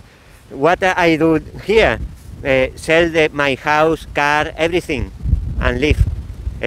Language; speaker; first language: English; non-native, learner; Spanish